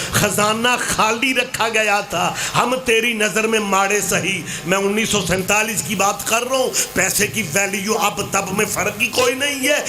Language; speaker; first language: Urdu; non-native, local second language; Punjabi